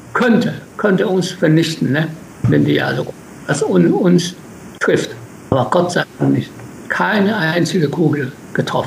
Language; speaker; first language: German; non-native, learner; Japanese